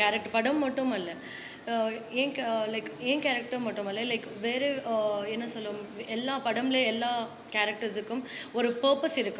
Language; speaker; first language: Tamil; non-native, learner; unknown